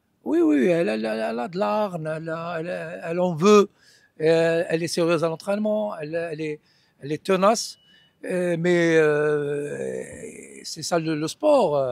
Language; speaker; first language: French; non-native, local second language; Arabic